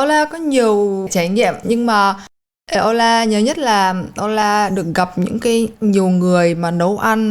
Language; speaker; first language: Vietnamese; early bilingual, heritage; Polish